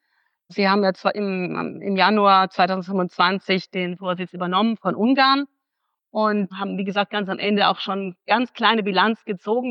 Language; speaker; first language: German; native; German